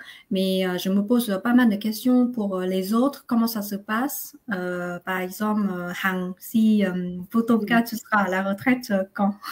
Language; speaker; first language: French; non-native, fluent; Vietnamese